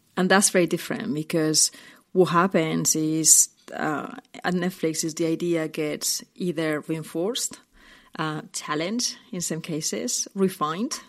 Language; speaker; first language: English; non-native, fluent; Spanish